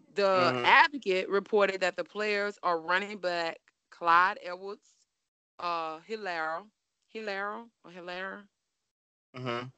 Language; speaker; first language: English; native; English